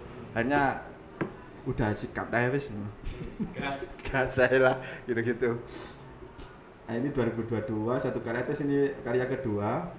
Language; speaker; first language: Indonesian; non-native, local second language; Javanese